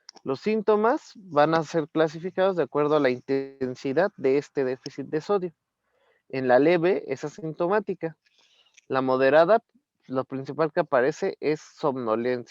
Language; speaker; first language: Spanish; native; Spanish